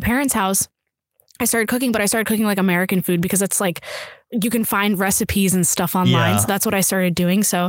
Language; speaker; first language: English; early bilingual, other home language; Urdu